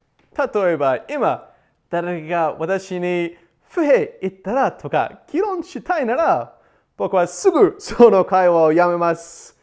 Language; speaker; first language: Japanese; non-native, learner; English